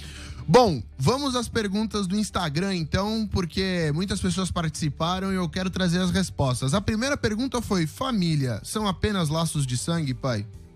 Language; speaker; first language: Portuguese; native; Portuguese